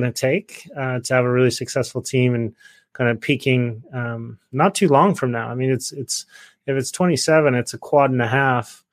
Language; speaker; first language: English; native; English